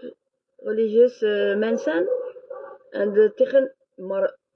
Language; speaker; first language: Dutch; non-native, learner; French